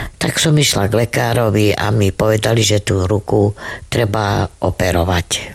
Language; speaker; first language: Slovak; non-native, local second language; Romany